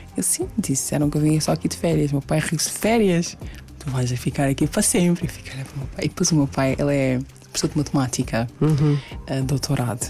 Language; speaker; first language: Portuguese; early bilingual, other home language; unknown